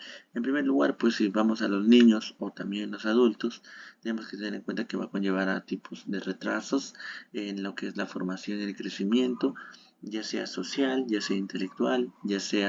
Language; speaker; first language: Spanish; native; Spanish